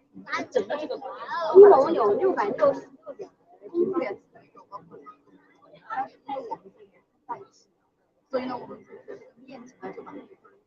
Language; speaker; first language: Chinese; native; Chinese